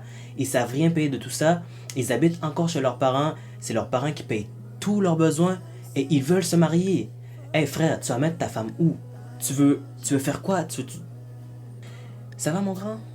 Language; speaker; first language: French; native; French